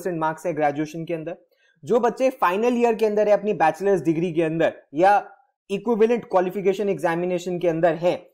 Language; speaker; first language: Hindi; native; Hindi